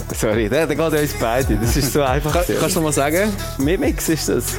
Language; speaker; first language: German; native; German